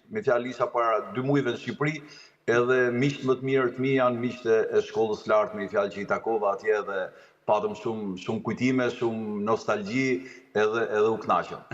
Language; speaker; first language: Albanian; native; Albanian